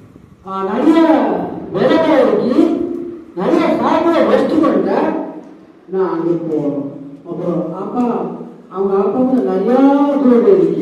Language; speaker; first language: Tamil; non-native, learner; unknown